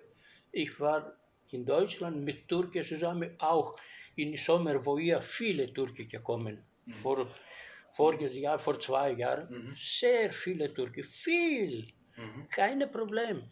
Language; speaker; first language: German; non-native, learner; Greek